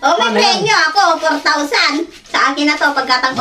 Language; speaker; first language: Filipino; native; Filipino